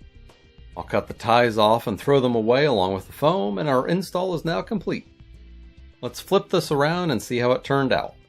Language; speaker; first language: English; native; English